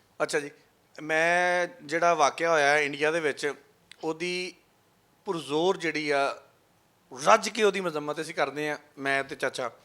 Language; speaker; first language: Punjabi; native; Punjabi